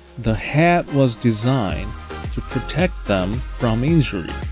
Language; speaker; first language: English; non-native, fluent; Japanese